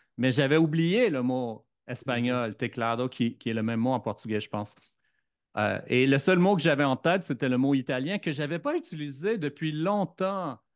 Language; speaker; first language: French; native; French